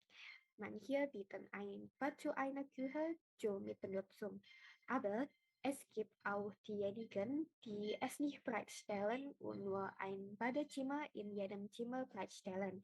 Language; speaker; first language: German; non-native, learner; Indonesian